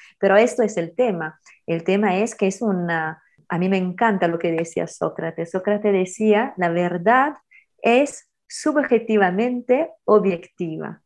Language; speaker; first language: Spanish; non-native, fluent; Italian